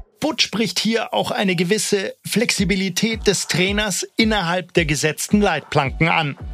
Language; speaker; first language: German; native; German